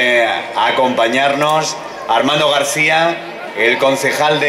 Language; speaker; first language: Spanish; native; Spanish